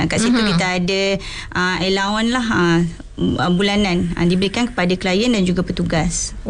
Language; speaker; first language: Malay; native; Malay